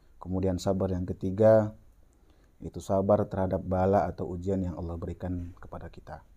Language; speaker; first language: Indonesian; non-native, local second language; Achinese